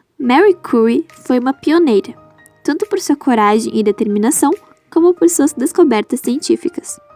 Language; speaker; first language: Portuguese; native; Portuguese